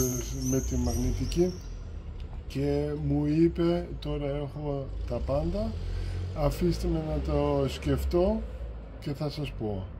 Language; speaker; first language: Greek; early bilingual, heritage; Greek